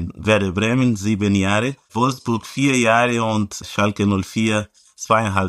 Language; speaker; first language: German; non-native, fluent; Portuguese